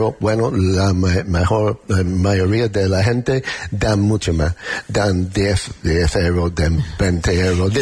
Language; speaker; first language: Spanish; non-native, learner; English